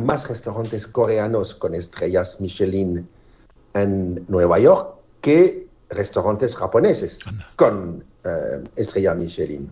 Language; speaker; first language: Spanish; non-native, fluent; French